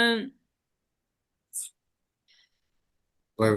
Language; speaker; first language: Chinese; non-native, learner; Bangla